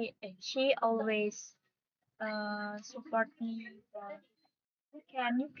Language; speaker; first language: English; non-native, learner; Indonesian